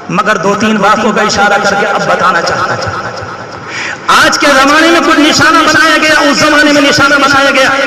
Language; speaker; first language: Urdu; native; Urdu